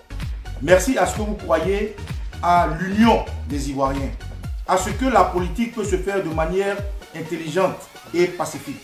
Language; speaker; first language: French; native; French